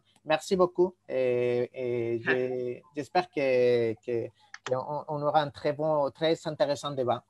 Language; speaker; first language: French; non-native, fluent; Spanish